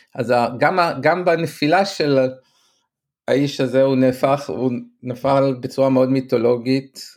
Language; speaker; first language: Hebrew; native; Hebrew